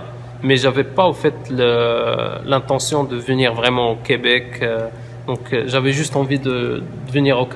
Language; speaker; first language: French; non-native, local second language; Arabic